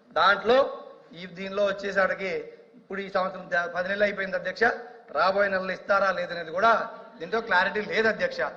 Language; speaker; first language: Telugu; native; Telugu